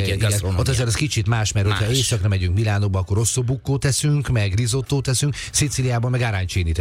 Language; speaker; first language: Hungarian; native; Hungarian